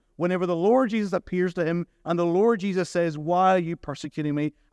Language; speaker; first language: English; native; English